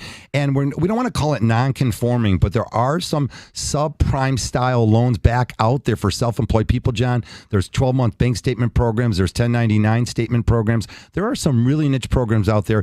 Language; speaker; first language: English; native; English